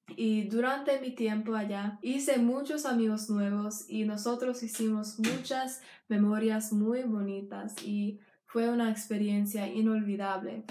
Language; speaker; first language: Spanish; non-native, learner; English